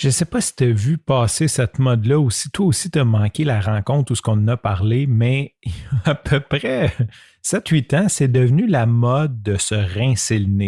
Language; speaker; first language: French; native; French